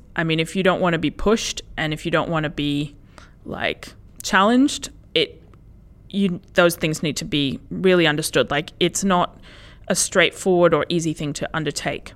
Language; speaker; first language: English; early bilingual, other home language; Spanish